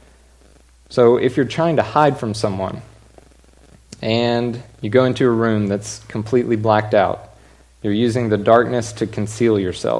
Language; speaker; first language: English; native; English